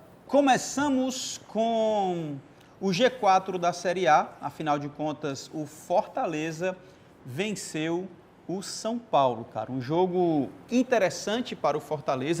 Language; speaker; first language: Portuguese; native; Portuguese